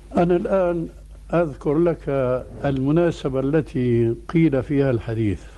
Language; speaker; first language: Arabic; early bilingual, other home language; Albanian